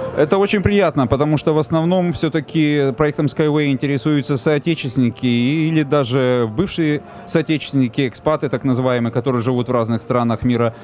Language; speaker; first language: Russian; native; Russian